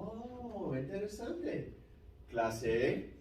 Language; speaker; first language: Spanish; non-native, fluent; English